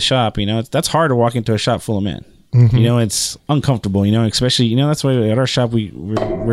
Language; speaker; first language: English; native; English